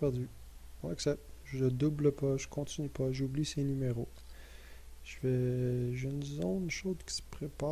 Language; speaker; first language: French; native; French